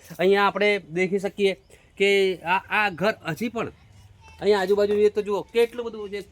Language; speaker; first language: Gujarati; native; Gujarati